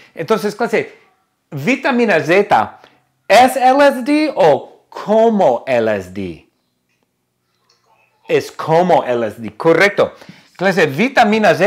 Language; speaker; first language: Spanish; non-native, fluent; English